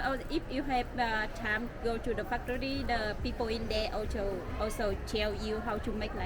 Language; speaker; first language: English; non-native, learner; Vietnamese